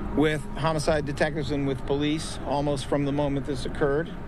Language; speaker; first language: English; native; English